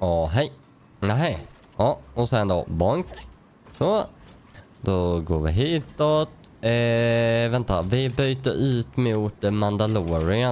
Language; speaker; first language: Swedish; native; Swedish